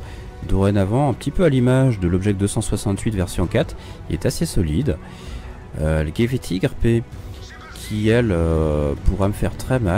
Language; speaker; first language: French; native; French